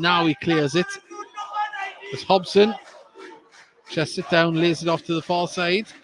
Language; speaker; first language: English; native; English